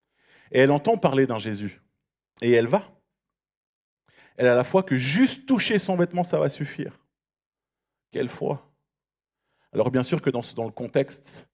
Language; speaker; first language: French; native; French